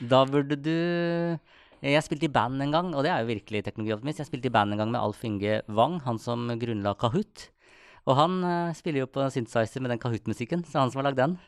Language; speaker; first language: Norwegian; native; Norwegian